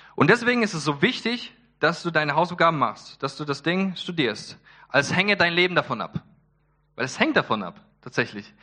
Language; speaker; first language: German; early bilingual, other home language; Polish